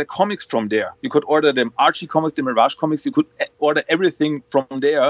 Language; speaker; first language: English; non-native, fluent; German